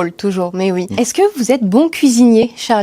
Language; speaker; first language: French; native; French